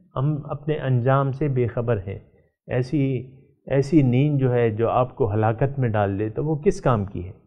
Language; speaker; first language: Urdu; non-native, local second language; Pashto